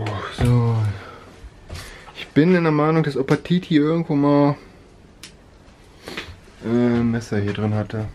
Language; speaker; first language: German; native; German